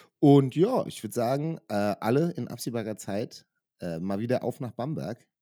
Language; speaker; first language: German; native; German